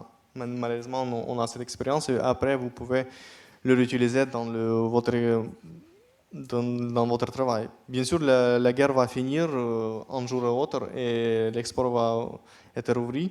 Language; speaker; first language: French; non-native, fluent; Ukrainian